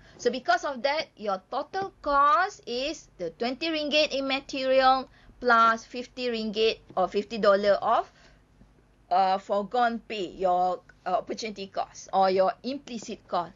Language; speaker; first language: English; non-native, local second language; Malay